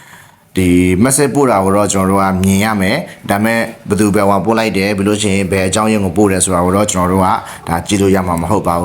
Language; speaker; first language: Burmese; native; Burmese